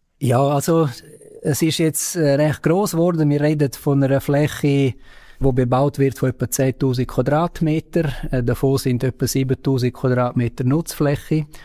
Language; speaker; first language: German; non-native, local second language; Romansh